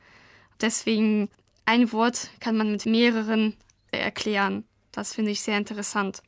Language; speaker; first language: German; non-native, fluent; Russian